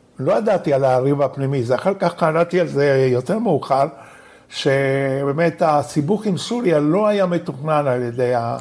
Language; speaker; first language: Hebrew; non-native, fluent; Spanish